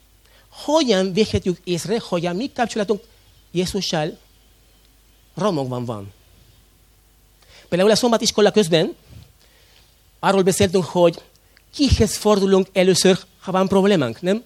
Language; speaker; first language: Hungarian; non-native, fluent; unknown